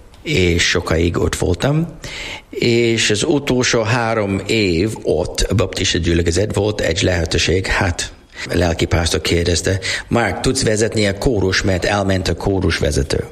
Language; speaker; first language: Hungarian; non-native, learner; English